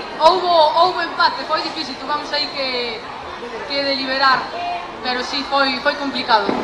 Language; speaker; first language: Galician; native; Galician